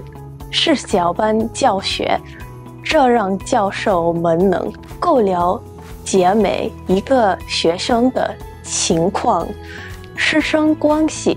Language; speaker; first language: Chinese; non-native, fluent; English